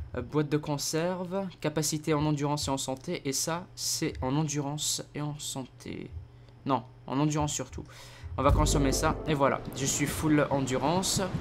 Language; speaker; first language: French; native; French